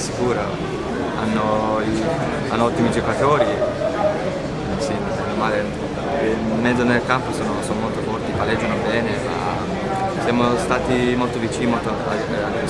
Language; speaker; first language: Italian; non-native, learner; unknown